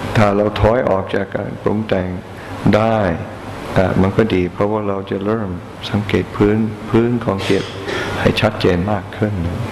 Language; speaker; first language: Thai; non-native, fluent; English